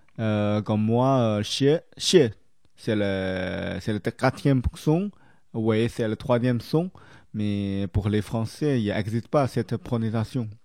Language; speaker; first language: French; non-native, learner; Chinese